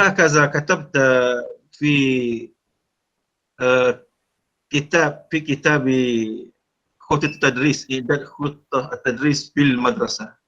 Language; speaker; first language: Arabic; non-native, fluent; Malay